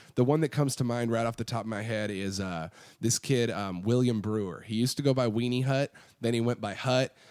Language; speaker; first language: English; native; English